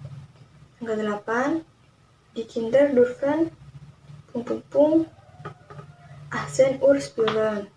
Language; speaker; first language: German; non-native, learner; Indonesian